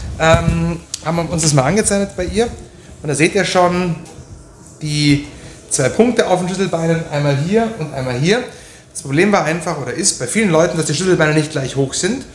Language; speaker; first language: German; native; German